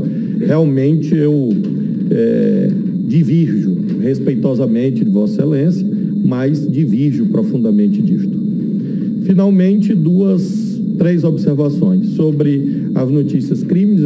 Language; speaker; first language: Portuguese; native; Portuguese